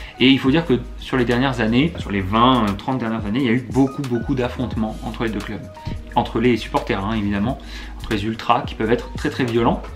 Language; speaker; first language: French; native; French